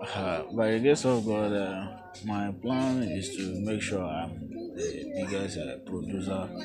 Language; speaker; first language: English; non-native, local second language; Igbo